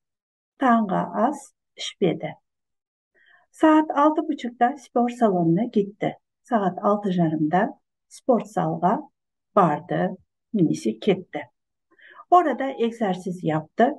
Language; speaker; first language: Turkish; non-native, fluent; Kazakh